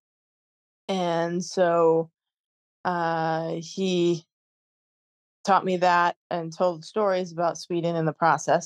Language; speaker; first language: English; native; English